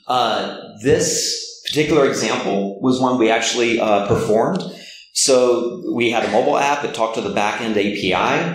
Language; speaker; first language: English; native; English